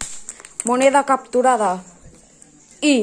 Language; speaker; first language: Spanish; native; Spanish